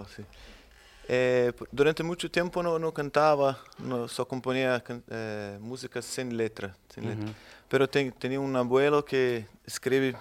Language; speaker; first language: Spanish; non-native, fluent; Portuguese